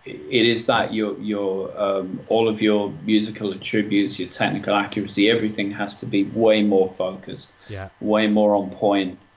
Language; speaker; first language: English; native; English